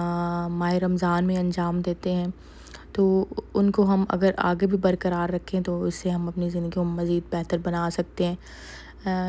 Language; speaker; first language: Urdu; native; Urdu